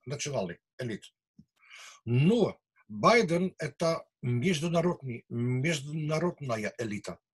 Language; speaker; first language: Russian; non-native, learner; Dutch